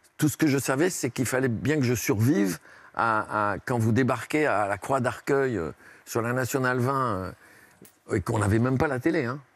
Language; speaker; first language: French; early bilingual, heritage; French